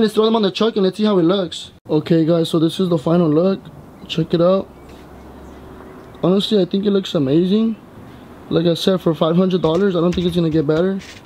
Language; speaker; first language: English; early bilingual, other home language; Spanish